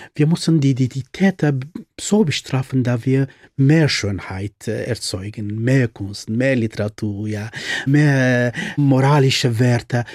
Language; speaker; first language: German; non-native, fluent; Arabic